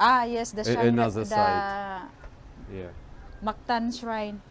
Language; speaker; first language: English; non-native, local second language; Cebuano